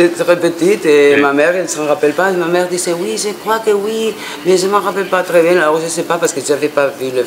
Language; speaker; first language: French; non-native, fluent; Spanish